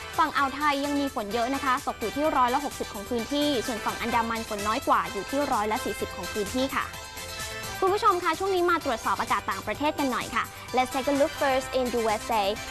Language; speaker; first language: Thai; native; Thai